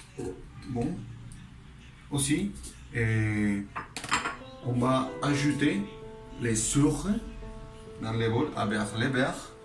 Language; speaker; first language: French; non-native, learner; Spanish